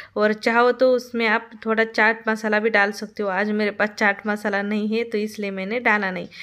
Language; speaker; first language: Hindi; non-native, local second language; Marathi